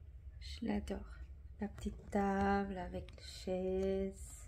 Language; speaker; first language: French; non-native, fluent; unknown